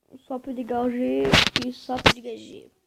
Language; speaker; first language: French; native; French